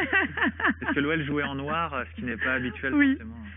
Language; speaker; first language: French; native; French